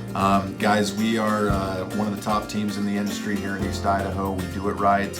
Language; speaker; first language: English; native; English